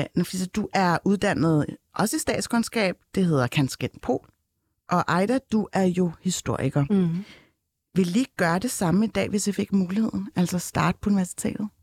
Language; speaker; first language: Danish; early bilingual, other home language; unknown